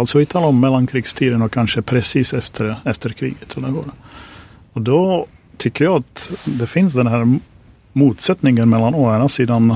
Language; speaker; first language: Swedish; non-native, fluent; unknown